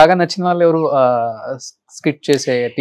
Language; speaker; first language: Telugu; native; Telugu